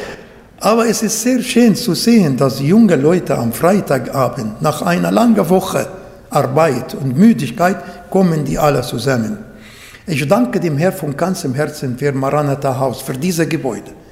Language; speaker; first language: German; non-native, fluent; Arabic